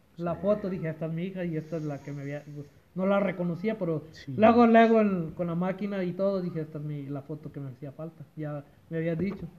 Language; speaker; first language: Spanish; early bilingual, heritage; Spanish